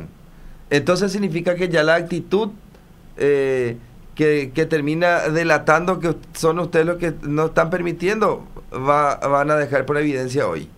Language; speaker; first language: Spanish; native; Spanish